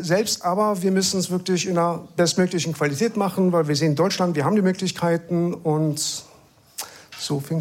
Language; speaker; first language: German; early bilingual, other home language; Persian